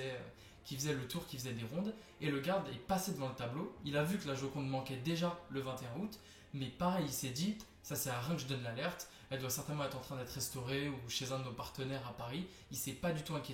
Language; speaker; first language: French; native; French